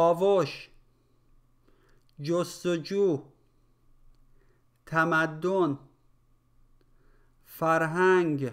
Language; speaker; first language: Persian; native; Persian